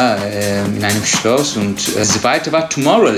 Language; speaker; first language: German; non-native, learner; Turkish